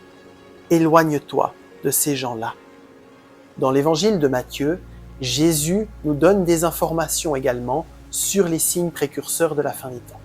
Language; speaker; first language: French; native; French